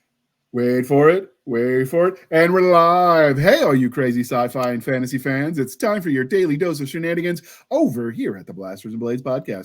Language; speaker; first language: English; native; English